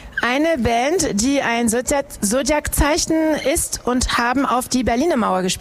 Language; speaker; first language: German; non-native, fluent; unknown